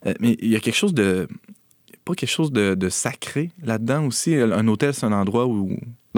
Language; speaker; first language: French; native; French